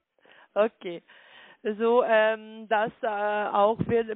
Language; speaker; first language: German; non-native, learner; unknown